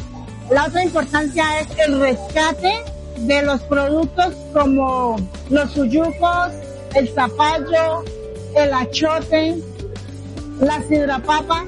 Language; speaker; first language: Spanish; native; Spanish